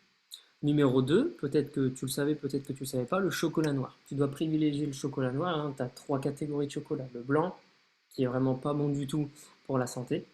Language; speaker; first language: French; native; French